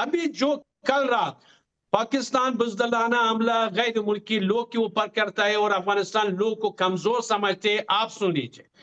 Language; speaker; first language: Hindi; non-native, learner; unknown